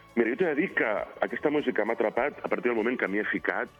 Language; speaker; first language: Catalan; native; Catalan